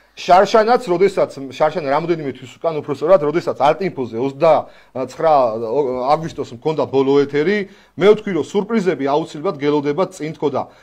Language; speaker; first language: Georgian; native; Georgian